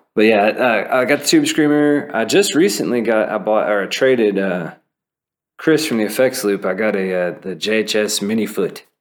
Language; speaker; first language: English; native; English